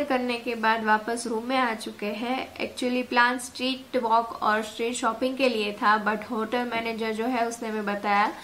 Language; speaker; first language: Hindi; non-native, local second language; Gujarati